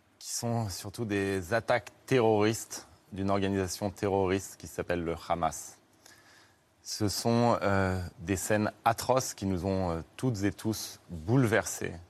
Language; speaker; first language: French; native; French